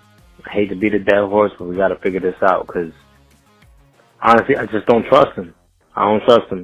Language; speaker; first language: English; native; English